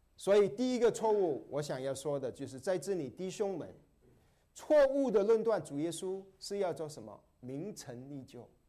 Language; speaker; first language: Chinese; non-native, local second language; Cantonese